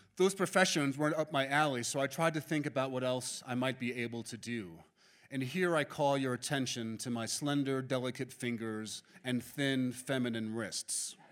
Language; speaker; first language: English; native; English